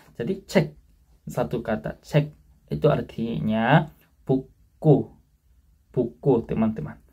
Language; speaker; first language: Indonesian; non-native, fluent; Korean